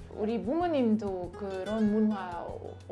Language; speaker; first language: Korean; non-native, learner; Dutch